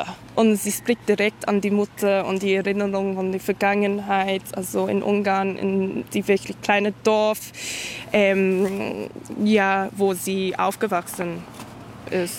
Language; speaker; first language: German; non-native, learner; Hungarian